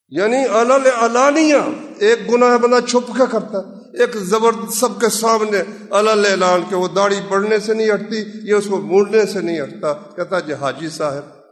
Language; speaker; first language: Urdu; non-native, local second language; Punjabi